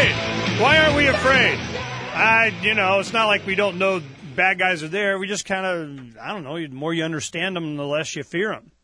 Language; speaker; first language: English; native; English